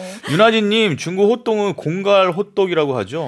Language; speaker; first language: Korean; native; Korean